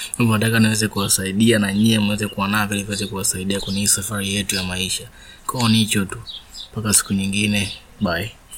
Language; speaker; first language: Swahili; native; Swahili